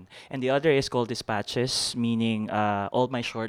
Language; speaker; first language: English; non-native, local second language; Filipino